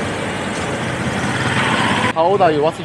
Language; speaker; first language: English; non-native, learner; Chinese